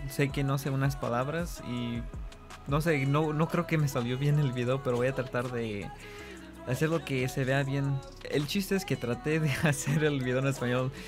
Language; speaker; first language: Spanish; early bilingual, heritage; Spanish